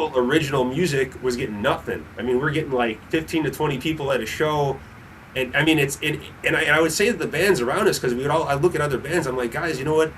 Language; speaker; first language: English; native; English